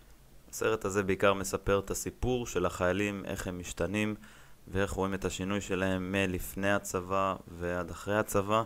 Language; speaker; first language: Hebrew; native; Hebrew